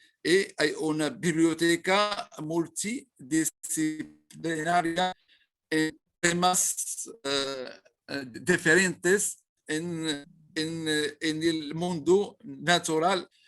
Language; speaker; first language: Spanish; non-native, learner; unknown